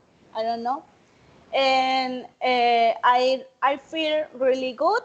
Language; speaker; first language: English; non-native, learner; Spanish